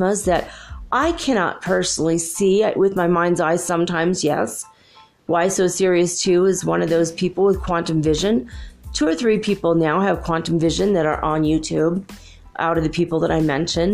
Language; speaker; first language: English; native; English